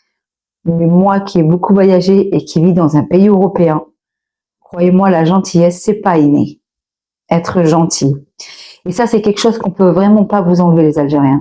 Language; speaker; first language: French; native; French